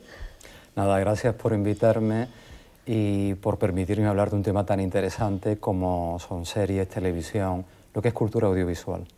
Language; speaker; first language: Spanish; native; Spanish